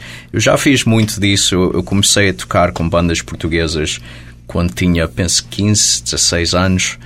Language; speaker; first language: Portuguese; early bilingual, heritage; Portuguese